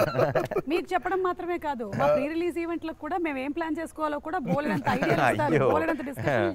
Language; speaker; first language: Telugu; native; Telugu